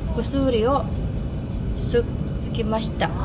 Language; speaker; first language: Japanese; non-native, learner; Indonesian